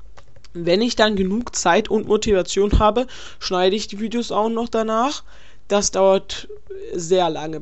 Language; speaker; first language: German; native; German